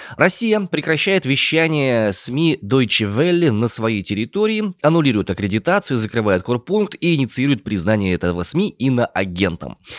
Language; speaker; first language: Russian; native; Russian